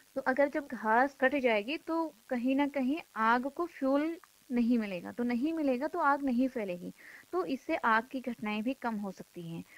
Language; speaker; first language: Hindi; native; Hindi